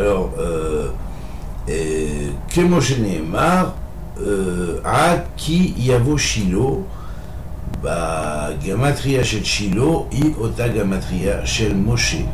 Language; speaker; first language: Hebrew; non-native, fluent; French